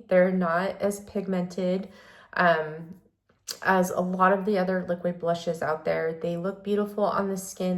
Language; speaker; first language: English; native; English